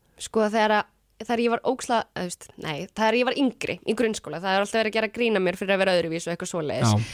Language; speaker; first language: Icelandic; early bilingual, other home language; Kurdish